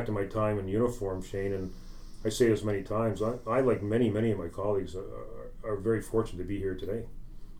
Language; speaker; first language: English; native; English